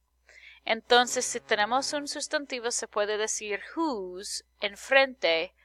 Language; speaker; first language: Spanish; non-native, fluent; English